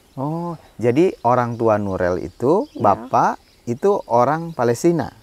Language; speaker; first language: Indonesian; native; Indonesian